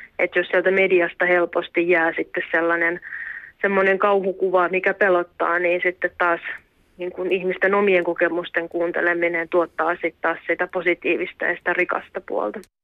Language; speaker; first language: Finnish; native; Finnish